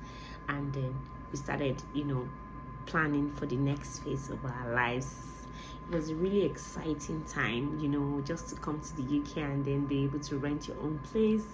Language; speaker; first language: English; non-native, local second language; Yoruba